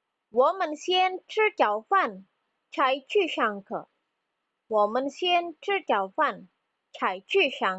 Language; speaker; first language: Chinese; non-native, fluent; Indonesian